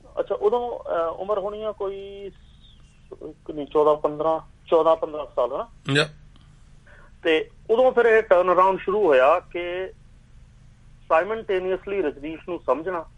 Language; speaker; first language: Punjabi; non-native, local second language; Hindi